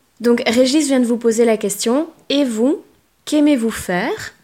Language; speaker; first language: French; native; French